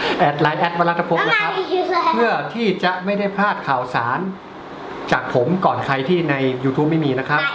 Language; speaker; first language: Thai; native; Thai